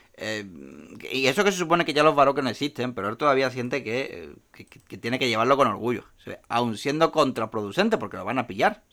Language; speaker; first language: Spanish; native; Spanish